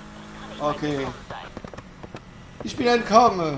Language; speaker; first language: German; non-native, fluent; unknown